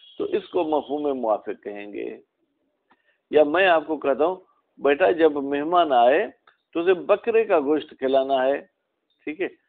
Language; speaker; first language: Urdu; non-native, local second language; Sindhi